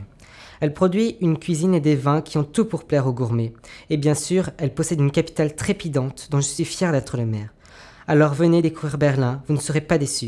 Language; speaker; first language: French; native; French